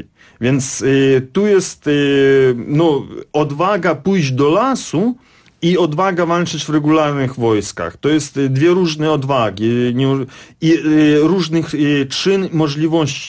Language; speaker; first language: Polish; non-native, fluent; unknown